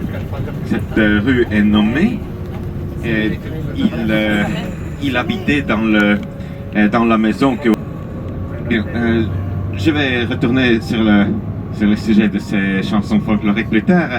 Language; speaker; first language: French; non-native, fluent; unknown